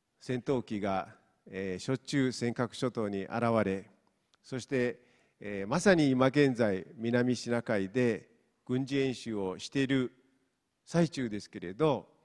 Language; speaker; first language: Japanese; non-native, fluent; Mongolian